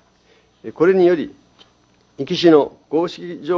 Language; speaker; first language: Japanese; native; Japanese